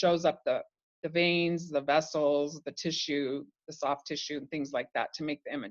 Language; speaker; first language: English; native; English